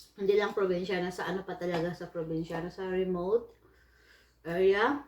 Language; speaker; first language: Filipino; non-native, local second language; Cebuano